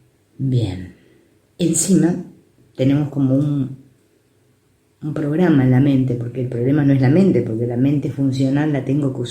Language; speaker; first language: Spanish; native; Spanish